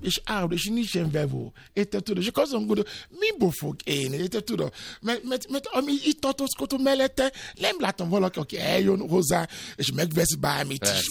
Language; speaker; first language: Hungarian; non-native, fluent; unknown